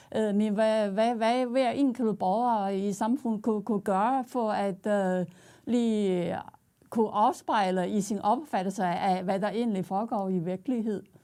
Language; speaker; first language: Danish; non-native, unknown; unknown